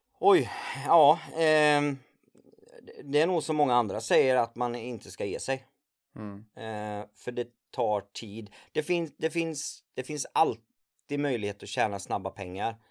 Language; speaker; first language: Swedish; native; Swedish